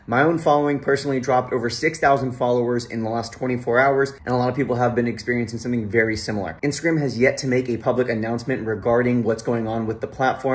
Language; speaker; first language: English; native; English